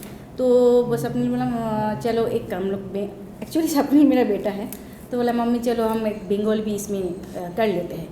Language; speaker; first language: Hindi; non-native, local second language; Bangla